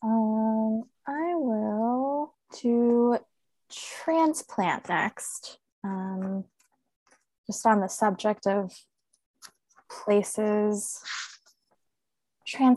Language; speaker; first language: English; native; English